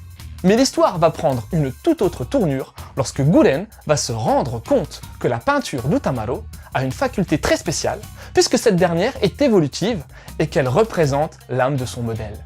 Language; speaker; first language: French; native; French